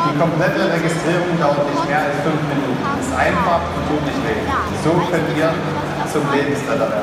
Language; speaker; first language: German; native; German